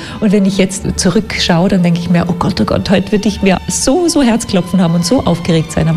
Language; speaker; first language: German; native; German